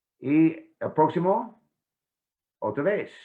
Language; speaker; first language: Spanish; non-native, fluent; English